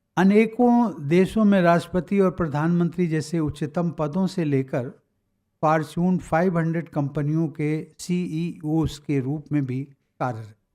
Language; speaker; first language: Hindi; native; Hindi